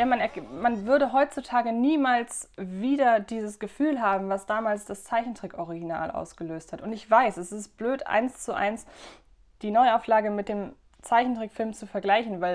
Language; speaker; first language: German; native; German